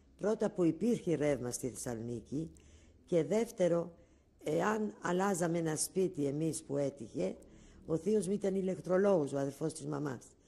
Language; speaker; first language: Greek; non-native, local second language; Ladino